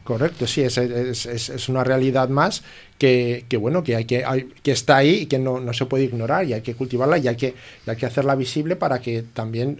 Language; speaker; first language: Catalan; non-native, learner; Spanish